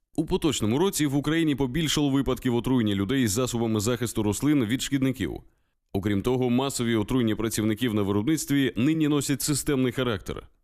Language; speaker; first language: Ukrainian; native; Ukrainian